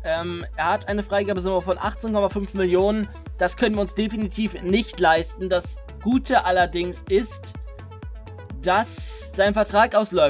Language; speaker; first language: German; native; German